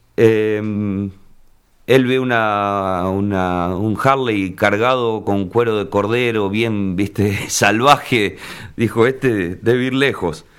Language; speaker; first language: Spanish; native; Spanish